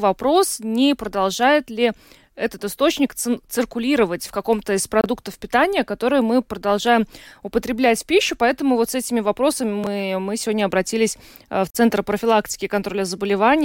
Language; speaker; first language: Russian; native; Russian